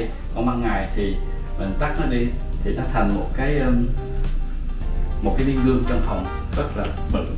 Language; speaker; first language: Vietnamese; native; Vietnamese